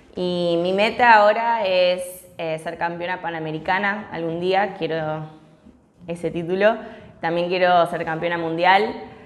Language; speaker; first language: Spanish; early bilingual, other home language; English